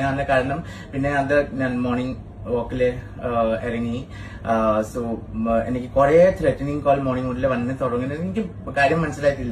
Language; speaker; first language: Malayalam; non-native, fluent; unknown